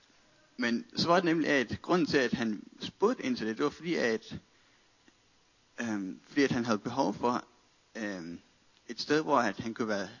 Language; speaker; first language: Danish; native; Danish